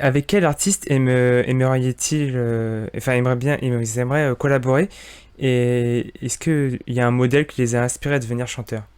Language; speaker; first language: French; native; French